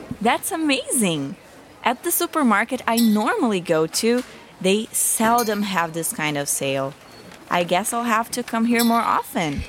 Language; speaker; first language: English; non-native, fluent; Portuguese